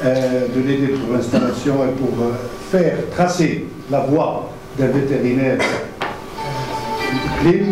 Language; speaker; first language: French; non-native, local second language; Arabic